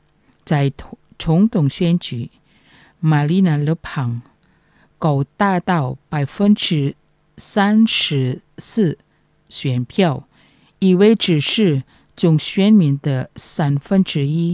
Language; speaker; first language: Chinese; non-native, fluent; Indonesian